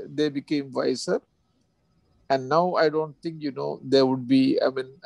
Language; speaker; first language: English; non-native, local second language; Malayalam